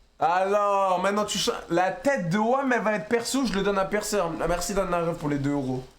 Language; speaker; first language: French; native; French